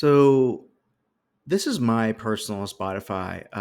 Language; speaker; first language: English; native; English